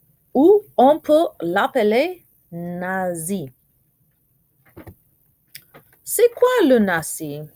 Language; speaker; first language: French; non-native, fluent; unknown